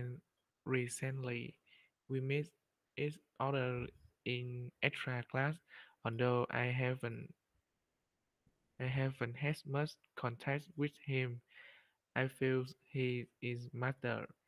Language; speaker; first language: English; non-native, learner; Vietnamese